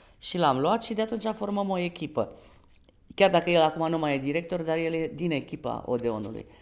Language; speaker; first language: Romanian; native; Romanian